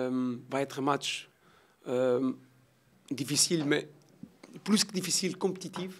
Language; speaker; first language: French; non-native, learner; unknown